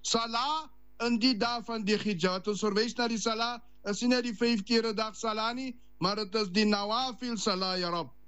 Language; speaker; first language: Dutch; non-native, learner; Afrikaans